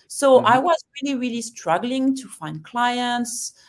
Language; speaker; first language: English; non-native, fluent; French